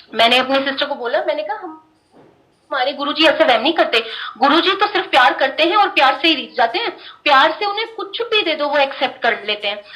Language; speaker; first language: Hindi; non-native, local second language; Punjabi